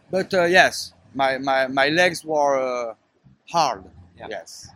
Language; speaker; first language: English; non-native, learner; French